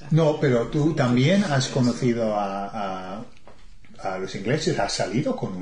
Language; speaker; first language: Spanish; non-native, fluent; English